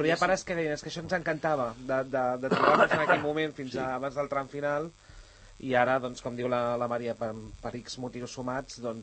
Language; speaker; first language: Catalan; native; Catalan